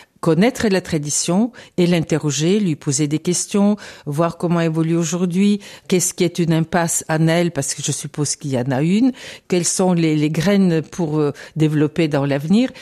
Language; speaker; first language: French; non-native, fluent; Bulgarian